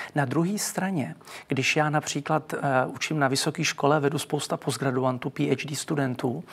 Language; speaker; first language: Czech; early bilingual, heritage; Czech